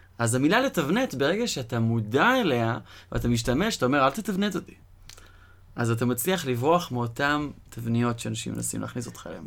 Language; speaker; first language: Hebrew; native; Hebrew